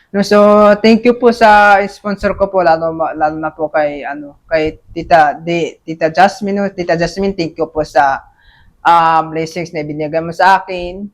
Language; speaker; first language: Filipino; non-native, local second language; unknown